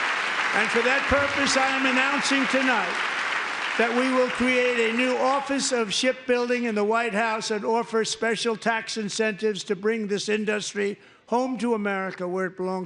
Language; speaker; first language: English; native; English